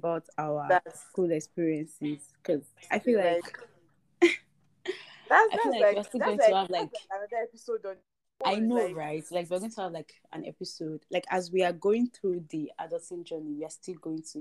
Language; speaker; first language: English; non-native, local second language; Yoruba